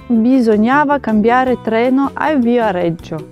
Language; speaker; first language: Italian; non-native, fluent; Ukrainian